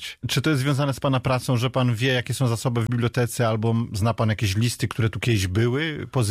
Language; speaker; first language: Polish; native; Polish